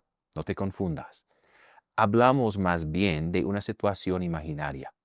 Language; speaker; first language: Spanish; non-native, fluent; English